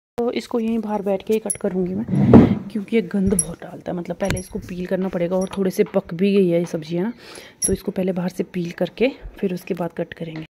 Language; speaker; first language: Hindi; non-native, local second language; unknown